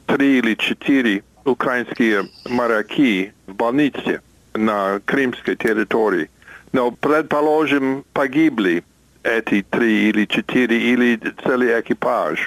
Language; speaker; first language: Russian; non-native, fluent; English